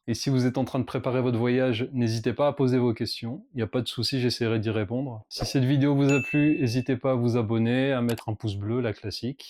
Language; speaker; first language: French; native; French